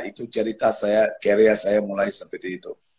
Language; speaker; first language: Indonesian; non-native, fluent; English